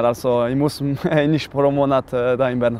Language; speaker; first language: German; non-native, local second language; French